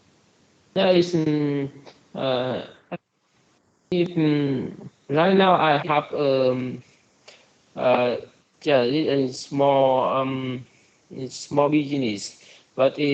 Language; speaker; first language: English; non-native, learner; Vietnamese